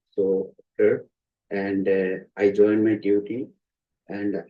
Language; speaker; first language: English; non-native, learner; Bangla